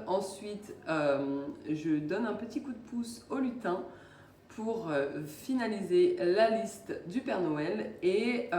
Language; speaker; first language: French; native; French